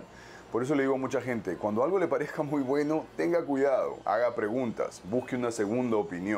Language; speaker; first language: Spanish; native; Spanish